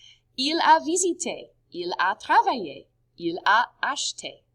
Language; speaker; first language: French; non-native, fluent; English